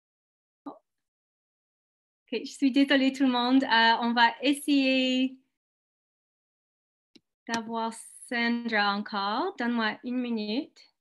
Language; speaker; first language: French; non-native, local second language; English